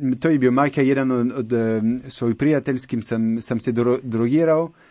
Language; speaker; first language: Croatian; non-native, learner; French